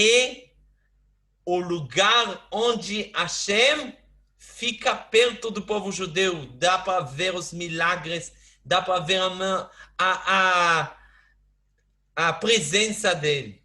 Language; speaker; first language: Portuguese; non-native, fluent; Hebrew